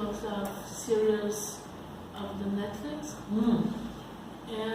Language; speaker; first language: English; non-native, learner; Portuguese